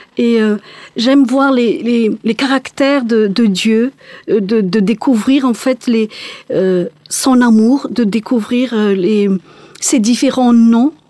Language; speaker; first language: French; non-native, local second language; Malagasy